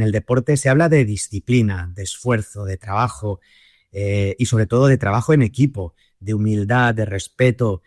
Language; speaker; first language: Spanish; native; Spanish